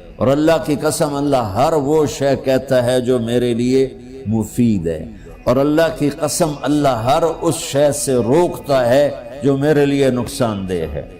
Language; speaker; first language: Urdu; non-native, local second language; Punjabi